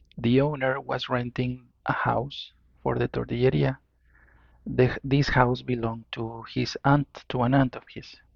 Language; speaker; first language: English; non-native, fluent; Spanish